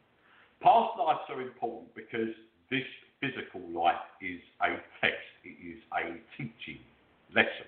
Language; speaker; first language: English; native; English